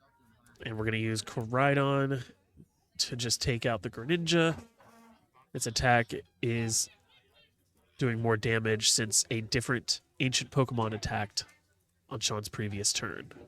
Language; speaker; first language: English; native; English